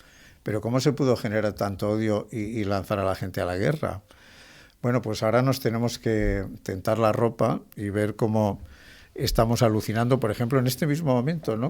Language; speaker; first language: Spanish; native; Spanish